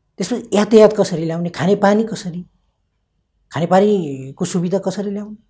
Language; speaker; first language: Nepali; non-native, local second language; Eastern Tamang